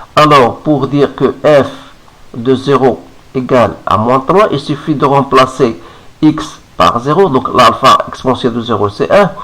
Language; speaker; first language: French; non-native, local second language; Arabic